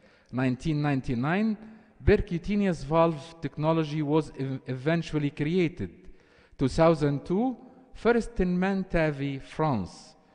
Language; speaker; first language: English; non-native, fluent; Arabic